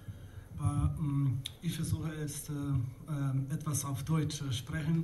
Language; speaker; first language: German; non-native, learner; Bosnian